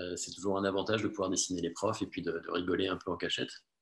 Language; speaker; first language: French; native; French